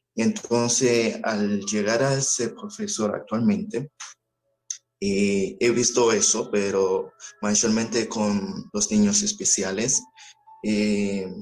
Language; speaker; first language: Spanish; early bilingual, other home language; Haitian Creole